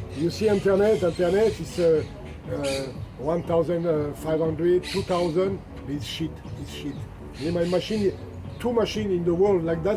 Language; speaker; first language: English; non-native, learner; French